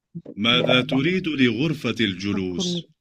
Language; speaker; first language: Arabic; non-native, learner; Indonesian